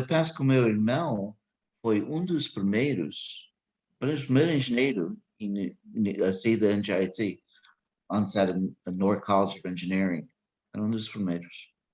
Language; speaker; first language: Portuguese; early bilingual, heritage; English